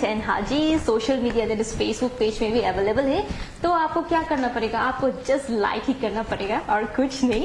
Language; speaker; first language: Hindi; non-native, local second language; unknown